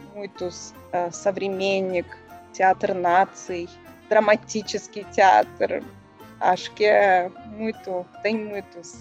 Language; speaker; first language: Portuguese; non-native, learner; Russian